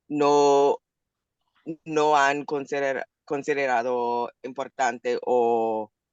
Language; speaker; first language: Spanish; non-native, learner; English